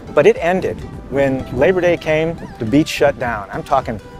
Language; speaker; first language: English; native; English